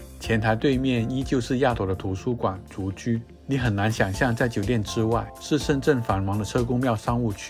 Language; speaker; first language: Chinese; native; Chinese